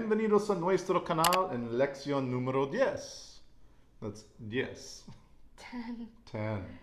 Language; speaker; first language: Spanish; non-native, learner; English